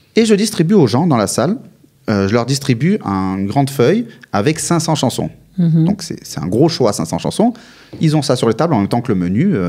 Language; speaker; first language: French; native; French